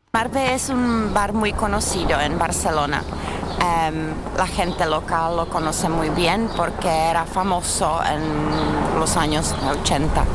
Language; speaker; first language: Spanish; non-native, fluent; Czech